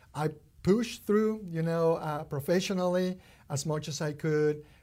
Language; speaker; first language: English; non-native, fluent; Spanish